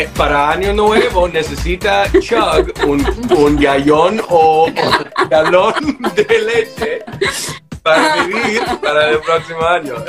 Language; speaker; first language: Spanish; non-native, learner; English